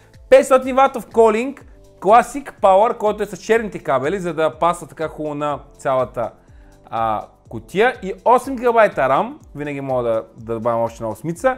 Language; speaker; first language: Bulgarian; native; Bulgarian